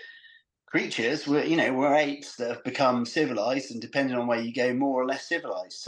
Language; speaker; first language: English; native; English